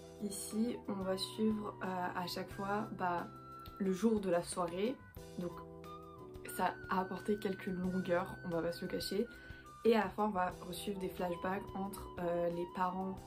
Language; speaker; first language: French; native; French